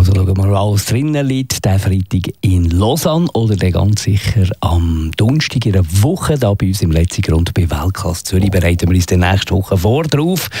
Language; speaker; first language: German; native; German